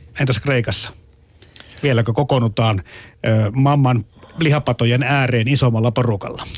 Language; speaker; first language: Finnish; native; Finnish